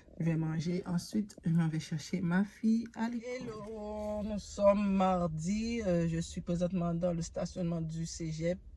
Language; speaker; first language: French; non-native, local second language; Haitian Creole